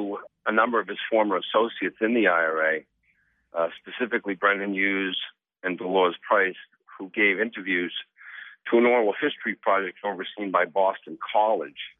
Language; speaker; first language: English; native; English